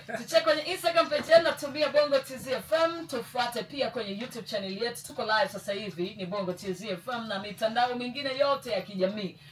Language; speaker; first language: Swahili; native; Swahili